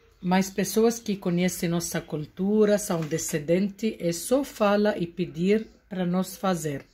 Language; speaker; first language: Portuguese; non-native, learner; Arabic